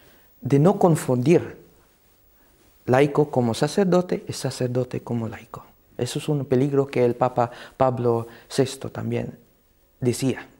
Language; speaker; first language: Spanish; non-native, fluent; Cebuano